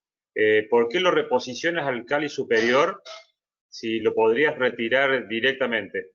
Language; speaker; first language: Spanish; native; Spanish